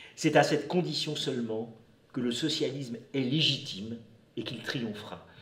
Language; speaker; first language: French; native; French